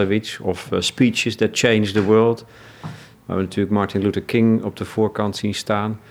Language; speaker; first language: Dutch; native; Dutch